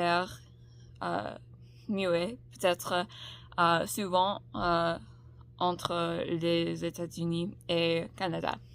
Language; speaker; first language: French; non-native, learner; English